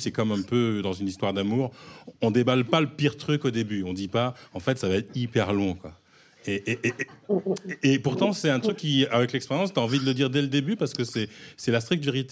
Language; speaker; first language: French; native; French